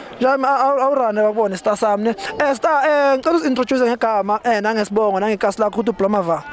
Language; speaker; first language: Zulu; non-native, local second language; Tsonga